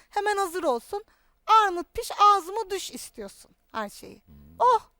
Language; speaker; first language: Turkish; native; Turkish